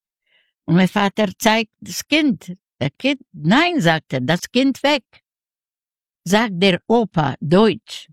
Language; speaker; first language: German; non-native, fluent; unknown